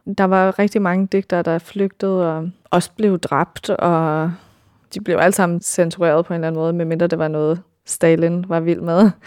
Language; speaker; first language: Danish; early bilingual, heritage; Danish